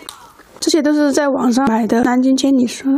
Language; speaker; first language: Chinese; native; Chinese